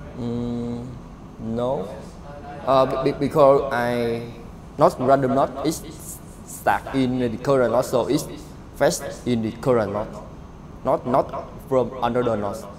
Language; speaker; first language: English; non-native, learner; Vietnamese